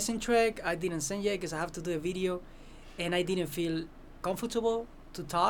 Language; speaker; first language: English; non-native, fluent; Spanish